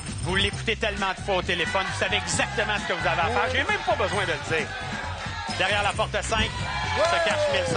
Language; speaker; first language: French; native; French